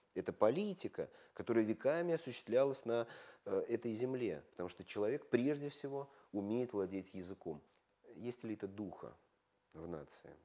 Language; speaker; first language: Russian; native; Russian